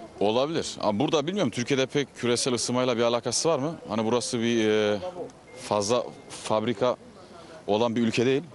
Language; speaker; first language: Turkish; early bilingual, heritage; Turkish